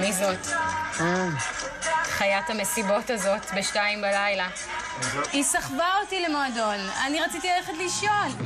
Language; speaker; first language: Hebrew; native; Hebrew